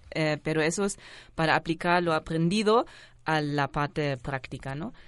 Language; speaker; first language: Spanish; non-native, fluent; German